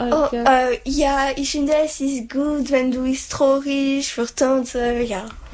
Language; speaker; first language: German; non-native, learner; French